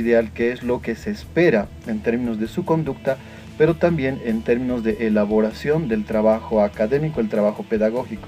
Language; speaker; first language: Spanish; native; Spanish